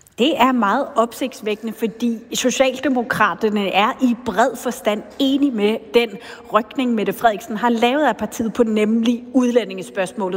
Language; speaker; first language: Danish; native; Danish